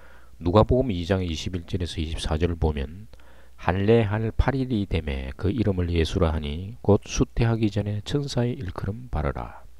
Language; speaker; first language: Korean; native; Korean